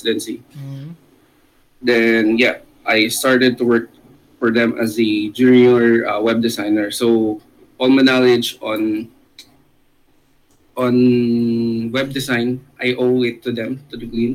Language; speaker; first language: English; non-native, local second language; Filipino